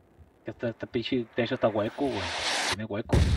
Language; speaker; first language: Spanish; native; Spanish